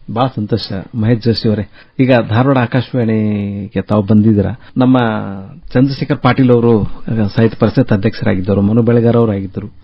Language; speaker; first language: Kannada; native; Kannada